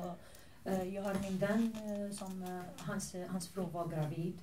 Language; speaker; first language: Swedish; non-native, fluent; Arabic